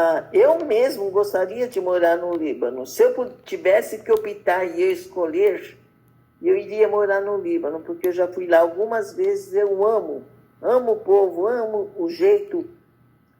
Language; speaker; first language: Portuguese; early bilingual, other home language; Arabic